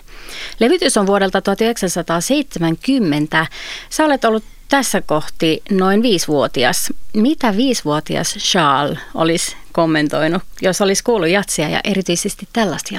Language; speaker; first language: Finnish; native; Finnish